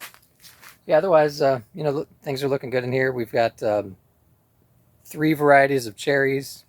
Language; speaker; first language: English; native; English